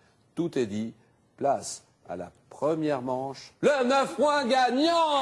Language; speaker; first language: French; native; French